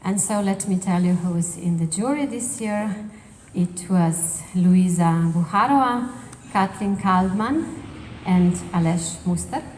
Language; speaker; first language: English; non-native, fluent; Slovenian